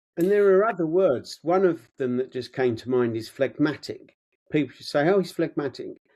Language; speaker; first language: English; native; English